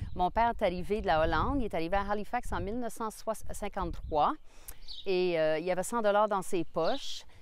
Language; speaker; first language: French; non-native, local second language; English